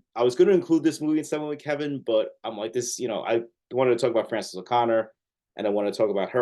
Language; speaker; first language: English; native; English